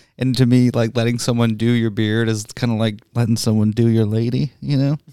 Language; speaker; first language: English; native; English